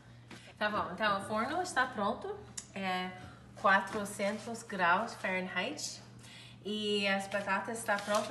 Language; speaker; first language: Portuguese; non-native, learner; English